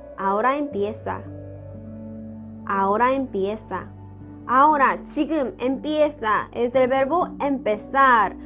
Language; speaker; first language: Spanish; non-native, fluent; Korean